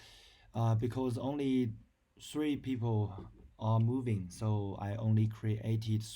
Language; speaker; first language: English; non-native, learner; Chinese